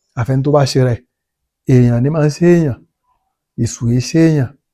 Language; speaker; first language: Yoruba; native; Yoruba